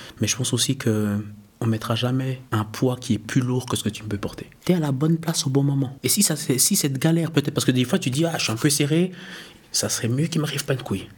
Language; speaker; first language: French; early bilingual, other home language; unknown